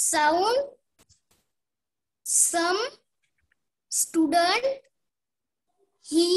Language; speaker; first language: English; non-native, learner; Hindi